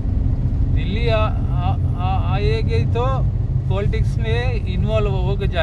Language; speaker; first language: Hindi; non-native, local second language; Malayalam